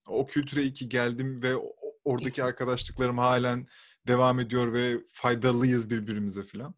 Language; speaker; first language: Turkish; native; Turkish